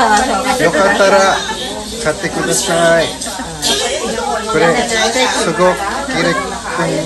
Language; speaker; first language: Japanese; non-native, learner; Filipino